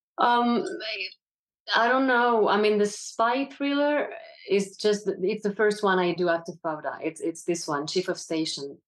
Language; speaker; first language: English; non-native, fluent; French